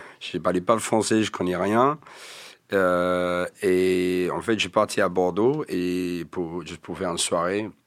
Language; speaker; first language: French; non-native, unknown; English